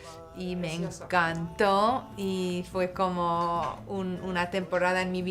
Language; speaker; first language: Spanish; non-native, fluent; English